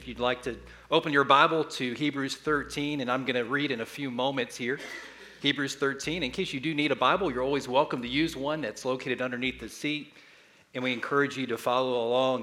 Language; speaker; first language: English; native; English